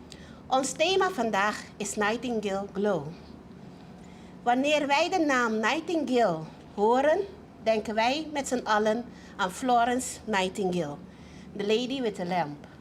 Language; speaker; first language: Dutch; non-native, local second language; Papiamento